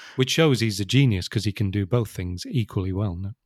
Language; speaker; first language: English; native; English